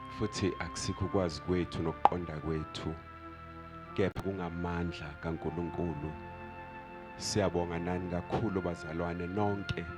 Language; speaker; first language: Zulu; native; Zulu